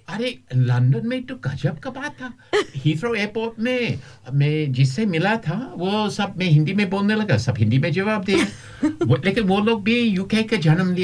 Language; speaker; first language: Hindi; non-native, learner; English